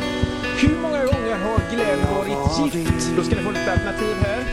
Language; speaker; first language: Swedish; native; Swedish